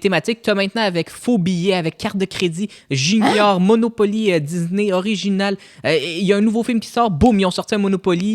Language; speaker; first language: French; native; French